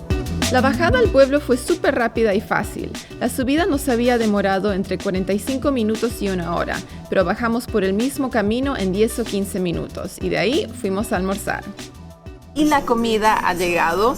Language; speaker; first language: Spanish; native; Spanish